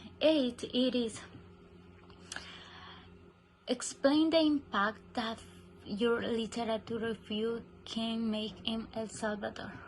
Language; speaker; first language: English; non-native, learner; Spanish